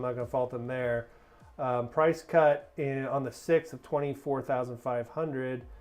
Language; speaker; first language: English; native; English